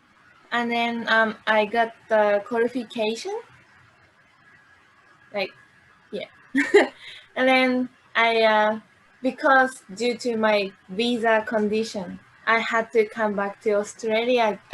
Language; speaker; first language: English; non-native, learner; Japanese